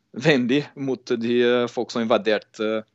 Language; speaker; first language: Norwegian; non-native, fluent; Portuguese